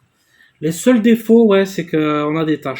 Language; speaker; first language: French; native; French